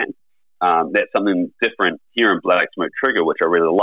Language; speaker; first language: English; native; English